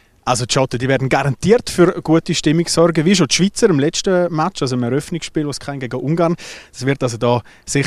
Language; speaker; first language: German; native; German